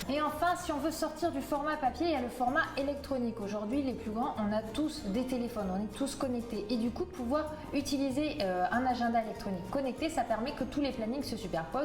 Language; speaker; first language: French; native; French